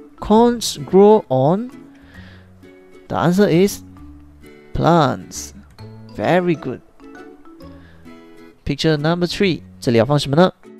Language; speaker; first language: English; non-native, local second language; Chinese